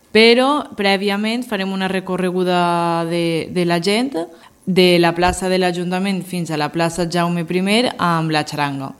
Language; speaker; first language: Catalan; native; Catalan